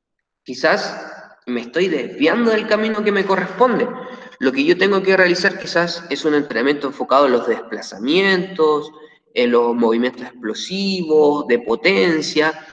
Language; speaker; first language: Spanish; native; Spanish